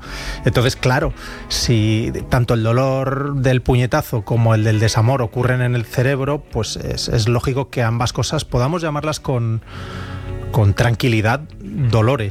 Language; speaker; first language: Spanish; native; Spanish